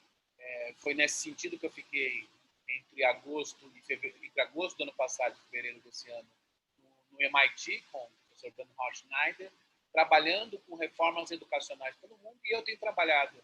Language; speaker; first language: Portuguese; native; Portuguese